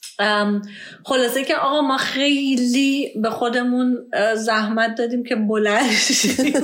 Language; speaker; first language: Persian; early bilingual, heritage; Persian